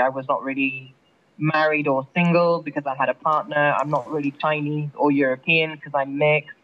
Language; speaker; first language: English; native; English